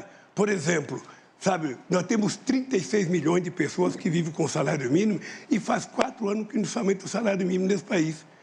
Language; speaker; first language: Portuguese; native; Portuguese